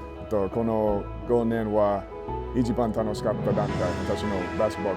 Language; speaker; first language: Japanese; non-native, learner; English